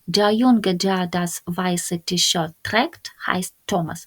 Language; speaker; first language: German; non-native, fluent; Ukrainian